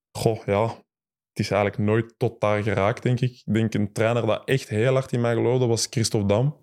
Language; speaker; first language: Dutch; early bilingual, other home language; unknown